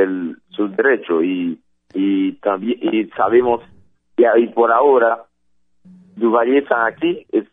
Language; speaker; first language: Spanish; non-native, fluent; Haitian Creole